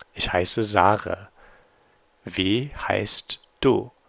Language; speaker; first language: German; non-native, fluent; English